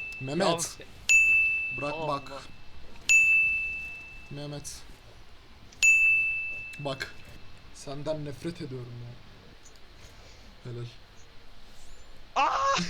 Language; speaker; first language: Turkish; native; Turkish